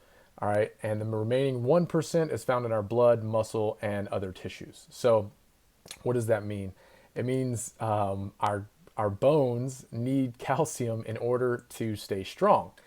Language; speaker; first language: English; native; English